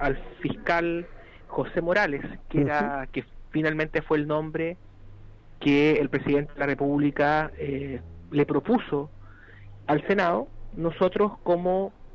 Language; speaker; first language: Spanish; native; Spanish